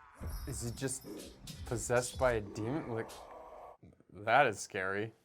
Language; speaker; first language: English; native; English